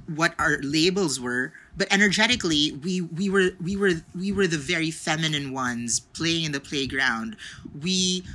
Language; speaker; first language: English; non-native, local second language; Filipino